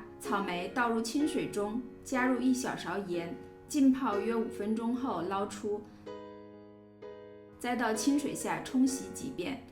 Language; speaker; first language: Chinese; native; Chinese